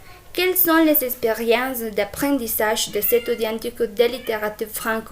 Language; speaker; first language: French; non-native, fluent; Spanish